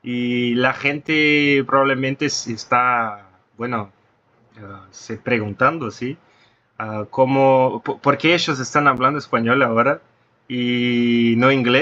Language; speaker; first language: Spanish; non-native, fluent; Portuguese